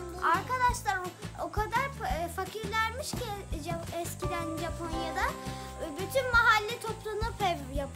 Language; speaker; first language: Turkish; early bilingual, heritage; Turkish